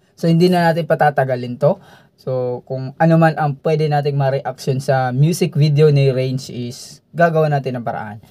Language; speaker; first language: Filipino; non-native, local second language; Cebuano